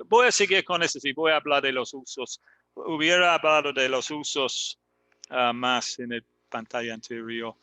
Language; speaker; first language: Spanish; non-native, fluent; English